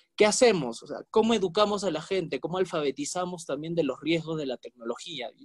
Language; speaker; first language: Spanish; native; Spanish